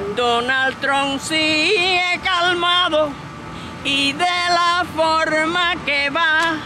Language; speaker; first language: Spanish; native; Spanish